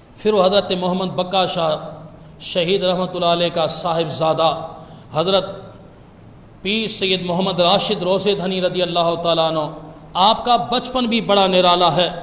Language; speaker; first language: Urdu; non-native, local second language; Sindhi